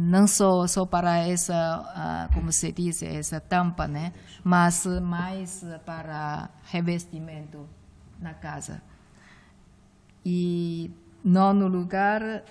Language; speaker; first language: Portuguese; non-native, fluent; Chinese